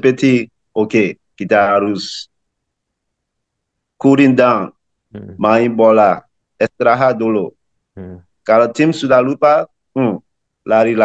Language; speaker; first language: Indonesian; non-native, learner; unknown